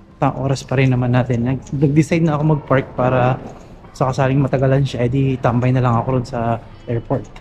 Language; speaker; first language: Filipino; native; Filipino